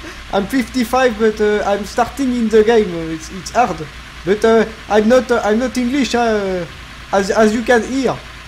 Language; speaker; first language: English; non-native, learner; French